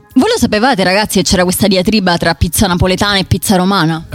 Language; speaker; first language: Italian; native; Italian